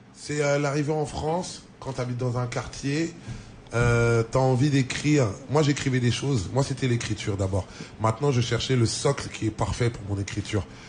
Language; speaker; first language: French; early bilingual, other home language; Lingala